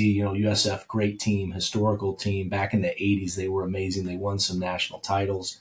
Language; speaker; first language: English; native; English